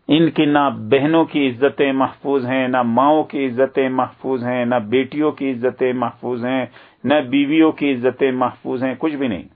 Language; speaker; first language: Urdu; native; Urdu